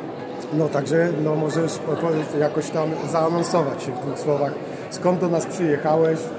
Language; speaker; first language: Polish; native; Polish